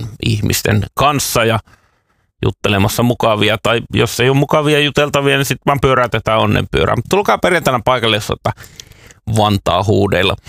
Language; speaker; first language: Finnish; native; Finnish